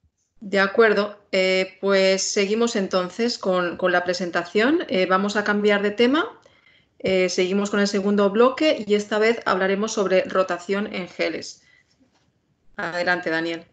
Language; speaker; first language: Spanish; native; Spanish